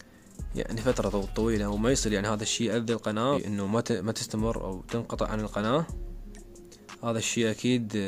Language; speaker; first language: Arabic; native; Arabic